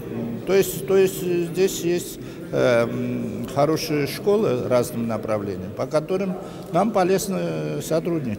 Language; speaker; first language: Russian; non-native, fluent; Armenian